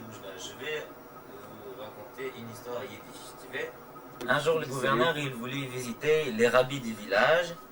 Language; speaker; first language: French; native; French